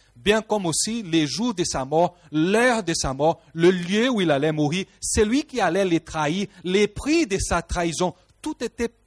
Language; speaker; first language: French; non-native, fluent; Portuguese